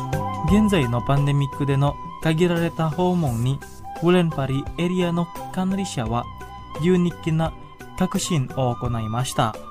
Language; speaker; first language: Japanese; non-native, fluent; Indonesian